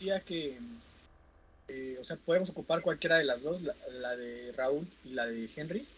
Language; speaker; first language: Spanish; native; Spanish